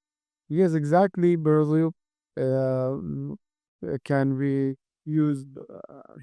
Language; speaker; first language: English; non-native, learner; Persian